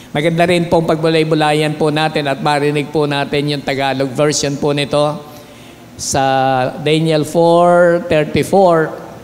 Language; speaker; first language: Filipino; native; Filipino